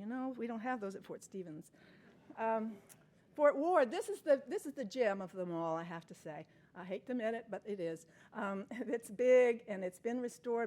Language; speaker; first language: English; native; English